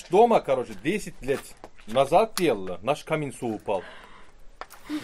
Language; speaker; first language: Russian; non-native, learner; Turkish